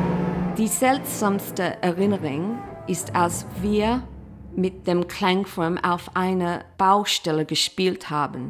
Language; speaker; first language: German; non-native, fluent; English